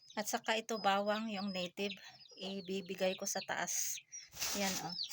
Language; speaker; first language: Filipino; non-native, local second language; Iloko